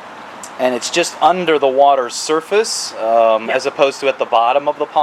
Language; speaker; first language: English; native; English